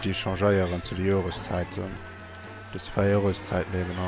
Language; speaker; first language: German; non-native, local second language; Luxembourgish